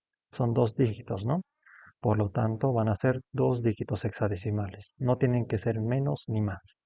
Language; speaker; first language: Spanish; native; Spanish